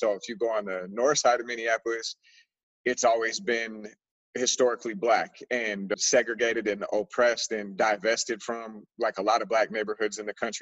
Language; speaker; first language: English; native; English